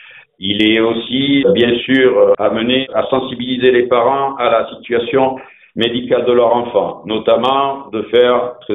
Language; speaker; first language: French; native; French